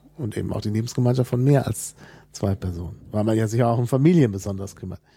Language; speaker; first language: German; native; German